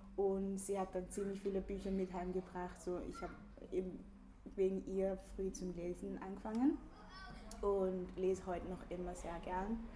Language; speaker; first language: German; early bilingual, other home language; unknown